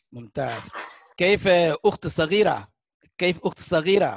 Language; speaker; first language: Arabic; non-native, fluent; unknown